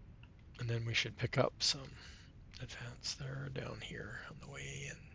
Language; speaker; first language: English; native; English